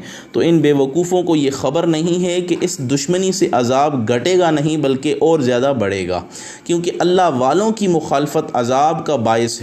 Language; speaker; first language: Urdu; native; Urdu